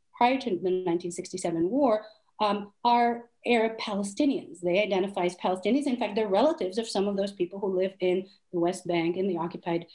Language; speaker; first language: English; non-native, fluent; Hebrew